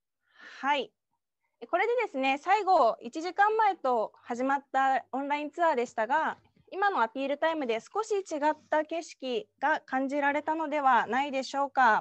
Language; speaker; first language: Japanese; native; Japanese